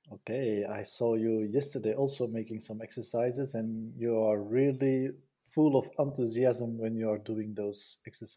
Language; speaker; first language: English; non-native, learner; Dutch